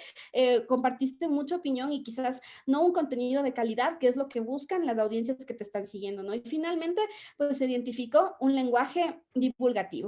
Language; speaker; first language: Spanish; native; Spanish